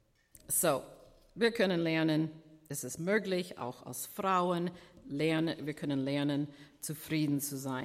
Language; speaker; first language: German; non-native, fluent; English